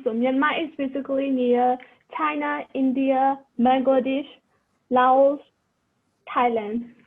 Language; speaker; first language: English; non-native, fluent; Burmese